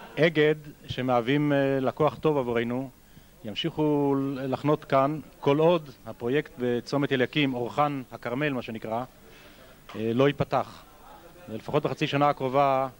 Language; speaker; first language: Hebrew; native; Hebrew